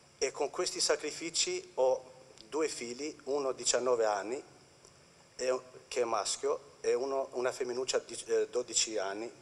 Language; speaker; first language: Italian; non-native, fluent; Albanian